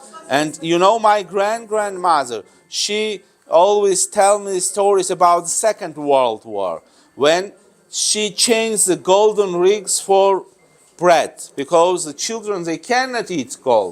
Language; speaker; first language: English; non-native, learner; Georgian